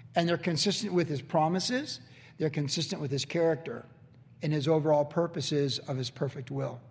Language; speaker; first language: English; native; English